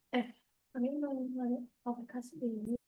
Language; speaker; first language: Indonesian; native; Indonesian